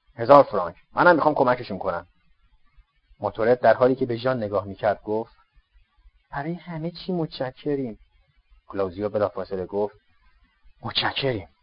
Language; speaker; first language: Persian; native; Persian